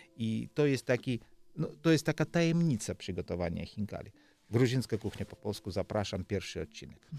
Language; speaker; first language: Polish; non-native, learner; Georgian